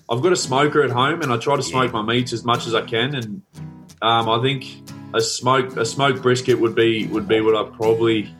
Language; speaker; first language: English; native; English